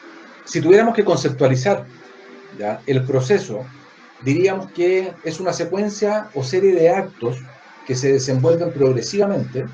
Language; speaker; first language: Spanish; native; Spanish